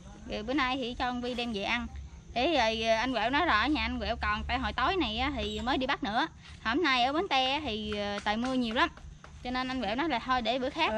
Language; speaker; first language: Vietnamese; native; Vietnamese